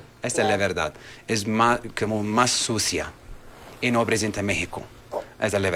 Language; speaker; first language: Spanish; non-native, learner; Arabic